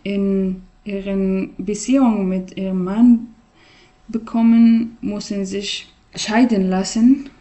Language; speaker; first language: German; non-native, learner; Persian